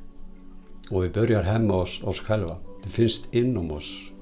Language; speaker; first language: Swedish; non-native, fluent; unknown